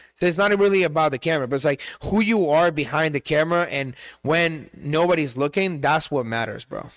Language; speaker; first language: English; non-native, fluent; Spanish